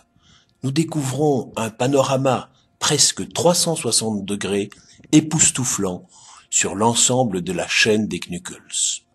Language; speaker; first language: French; native; French